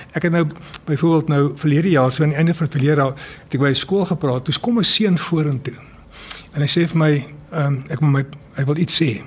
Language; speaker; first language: Afrikaans; early bilingual, other home language; English